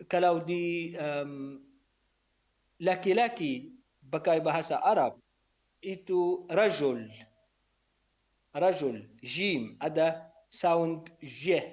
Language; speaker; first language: Indonesian; non-native, learner; Arabic